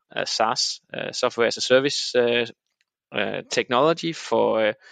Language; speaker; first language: English; non-native, fluent; Danish